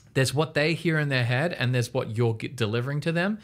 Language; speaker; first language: English; native; English